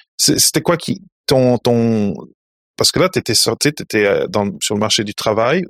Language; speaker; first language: French; native; French